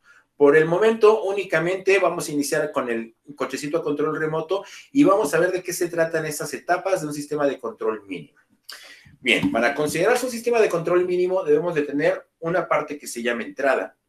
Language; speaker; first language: Spanish; native; Spanish